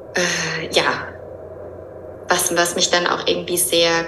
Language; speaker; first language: German; native; German